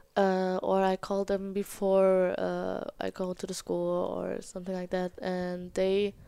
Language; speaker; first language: English; non-native, fluent; German